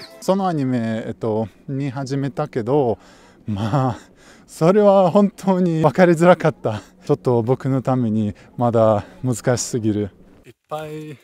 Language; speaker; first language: Japanese; non-native, fluent; Russian